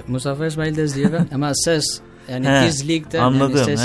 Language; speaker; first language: Turkish; non-native, learner; Albanian